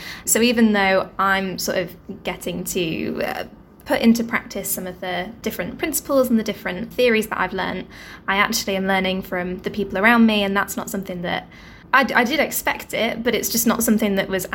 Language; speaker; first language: English; native; English